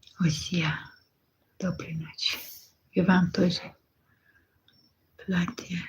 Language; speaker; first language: Russian; non-native, learner; Tajik